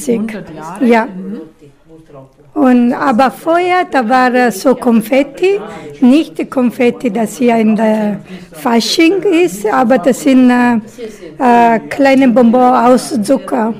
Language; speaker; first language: German; non-native, learner; Italian